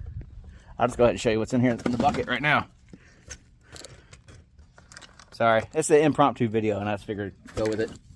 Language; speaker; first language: English; native; English